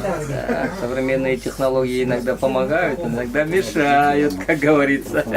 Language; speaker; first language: Russian; native; Russian